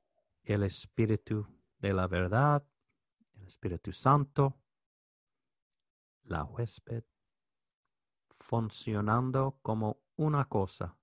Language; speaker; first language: Spanish; non-native, learner; English